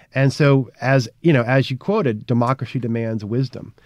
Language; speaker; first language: English; native; English